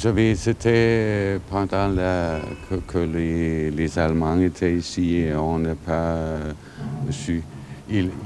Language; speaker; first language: French; non-native, fluent; Danish